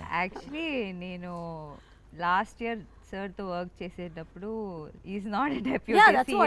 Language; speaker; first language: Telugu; non-native, learner; Tamil